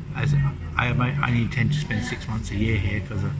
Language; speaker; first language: English; native; English